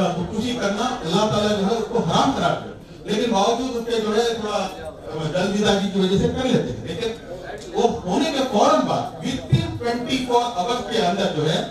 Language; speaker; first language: Hindi; non-native, local second language; Urdu